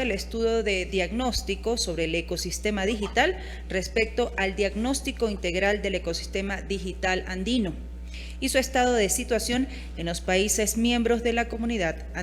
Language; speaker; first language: Spanish; native; Spanish